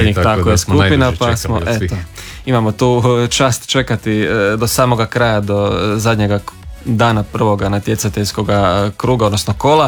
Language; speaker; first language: Serbian; native; Serbian